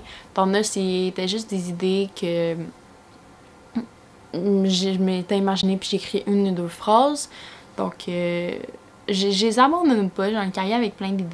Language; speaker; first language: French; native; French